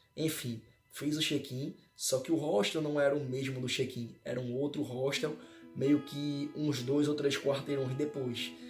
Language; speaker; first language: Portuguese; native; Portuguese